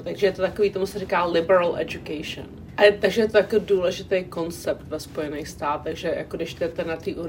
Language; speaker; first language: Czech; non-native, local second language; English